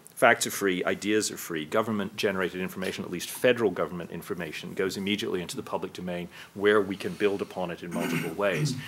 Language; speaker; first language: English; native; English